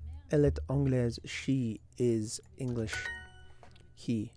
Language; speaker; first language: French; non-native, learner; English